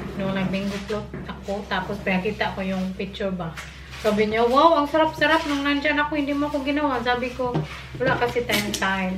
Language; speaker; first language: Filipino; non-native, local second language; Cebuano